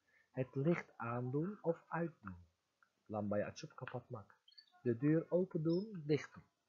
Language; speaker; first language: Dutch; non-native, fluent; Turkish